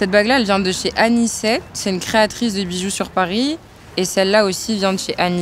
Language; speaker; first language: French; native; French